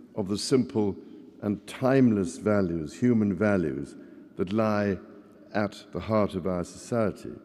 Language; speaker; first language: English; native; English